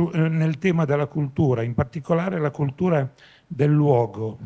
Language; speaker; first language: Italian; native; Italian